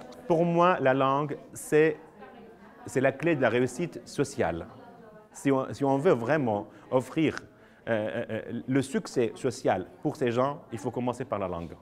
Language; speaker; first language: French; non-native, fluent; Arabic